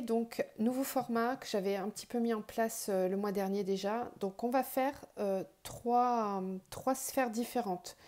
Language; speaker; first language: French; native; French